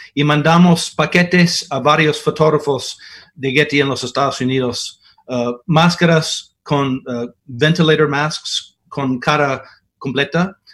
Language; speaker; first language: Spanish; non-native, fluent; English